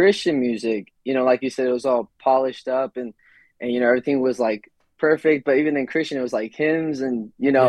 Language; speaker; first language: English; native; English